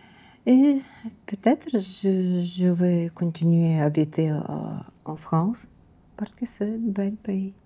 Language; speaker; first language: French; non-native, learner; Ukrainian